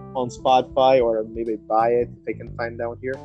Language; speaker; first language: English; non-native, fluent; Portuguese